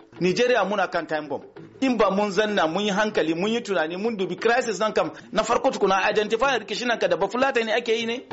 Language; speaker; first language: Hausa; non-native, local second language; Fula